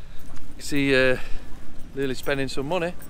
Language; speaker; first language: English; native; English